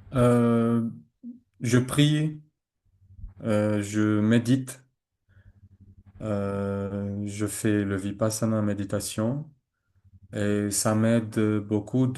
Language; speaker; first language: French; non-native, learner; Arabic